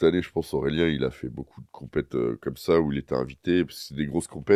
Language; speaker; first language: French; native; French